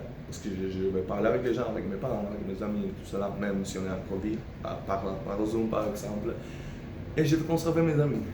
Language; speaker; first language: French; non-native, fluent; Spanish